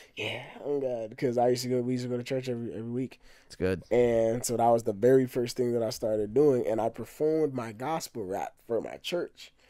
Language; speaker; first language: English; native; English